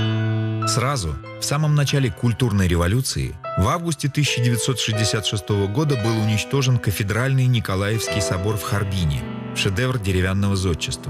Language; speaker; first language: Russian; native; Russian